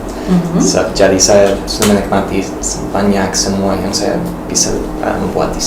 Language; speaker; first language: Indonesian; non-native, learner; English